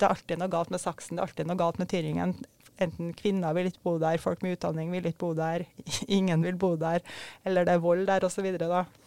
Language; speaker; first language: Norwegian; native; Norwegian